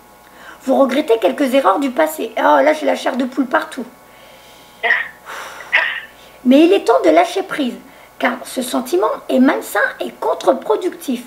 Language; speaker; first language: French; native; French